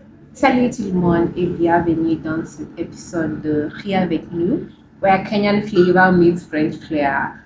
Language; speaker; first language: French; non-native, learner; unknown